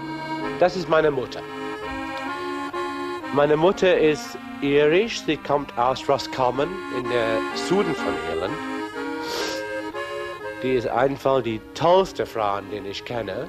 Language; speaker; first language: German; non-native, fluent; English